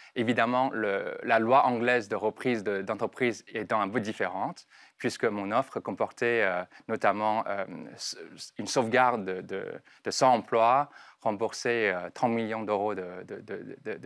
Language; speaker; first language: French; non-native, fluent; Chinese